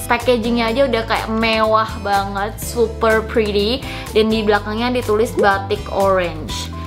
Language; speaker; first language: Indonesian; early bilingual, other home language; Korean